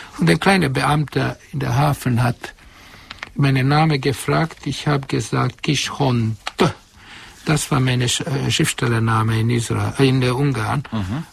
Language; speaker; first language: German; non-native, fluent; Hungarian